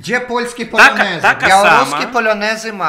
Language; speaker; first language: Polish; non-native, learner; Russian